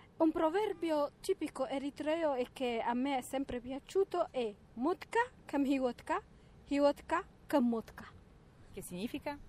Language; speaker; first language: Italian; non-native, fluent; Tigrinya